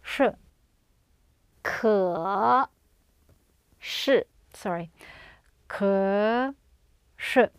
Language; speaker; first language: Chinese; non-native, learner; English